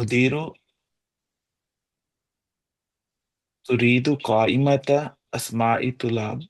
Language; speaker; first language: Arabic; non-native, learner; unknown